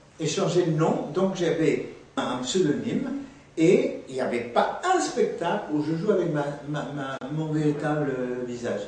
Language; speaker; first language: French; non-native, fluent; Spanish